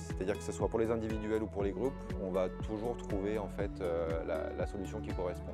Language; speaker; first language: French; native; French